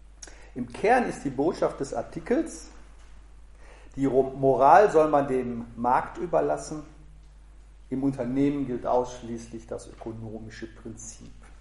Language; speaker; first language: German; native; German